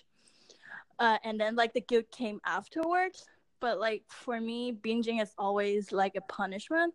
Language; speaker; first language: English; non-native, local second language; Cantonese